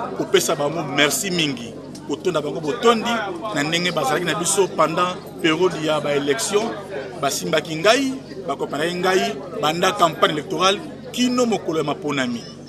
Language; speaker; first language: Lingala; native; Lingala